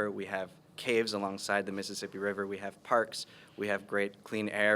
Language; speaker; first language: English; early bilingual, other home language; Spanish